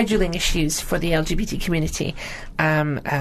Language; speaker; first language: English; native; English